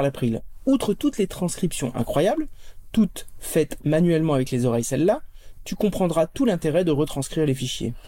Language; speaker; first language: French; native; French